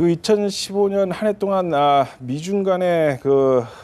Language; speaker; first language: Korean; native; Korean